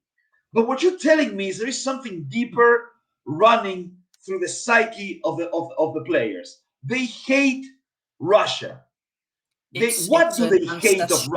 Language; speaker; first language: English; non-native, fluent; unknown